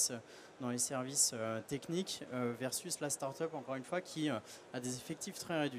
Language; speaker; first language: French; native; French